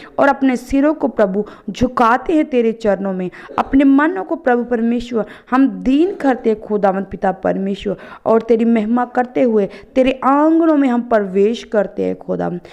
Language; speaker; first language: Hindi; non-native, local second language; Punjabi